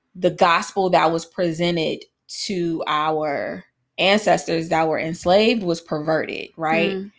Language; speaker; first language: English; native; English